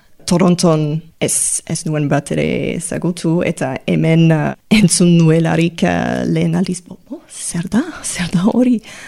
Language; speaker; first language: Basque; non-native, learner; English